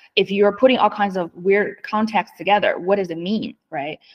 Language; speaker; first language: English; non-native, fluent; Chinese